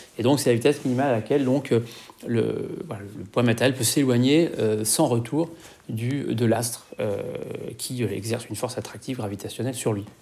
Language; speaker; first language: French; native; French